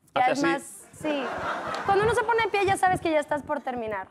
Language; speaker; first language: Spanish; native; Spanish